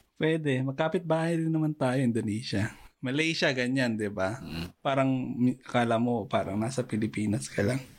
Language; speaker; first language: Filipino; non-native, local second language; Pangasinan